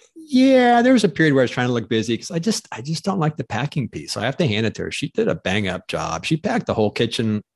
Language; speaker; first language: English; native; English